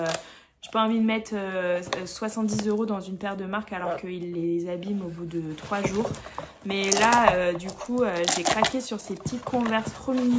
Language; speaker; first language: French; native; French